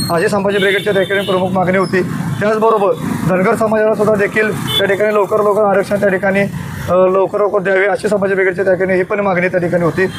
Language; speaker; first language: Marathi; native; Marathi